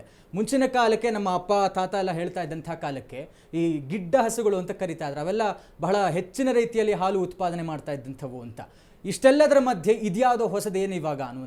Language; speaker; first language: Kannada; native; Kannada